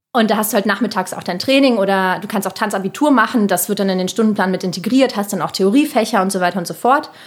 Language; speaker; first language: German; early bilingual, other home language; Russian